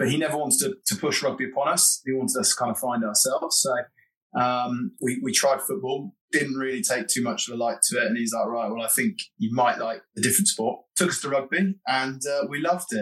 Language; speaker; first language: English; native; English